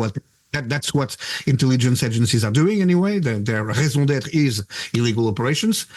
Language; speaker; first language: English; non-native, fluent; French